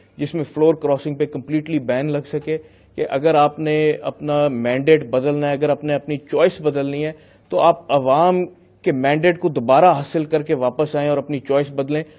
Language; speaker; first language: Urdu; non-native, local second language; Punjabi